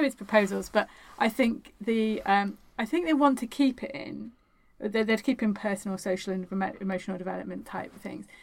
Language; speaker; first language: English; native; English